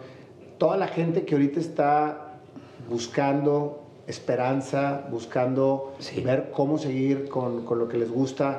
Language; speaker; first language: Spanish; native; Spanish